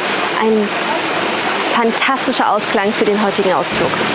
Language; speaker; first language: German; native; German